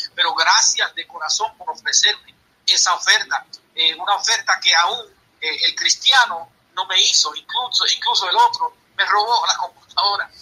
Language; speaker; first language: Spanish; early bilingual, heritage; Spanish